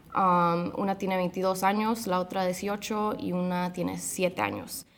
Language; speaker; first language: Spanish; early bilingual, heritage; Spanish